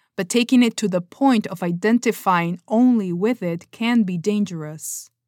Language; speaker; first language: English; non-native, fluent; Spanish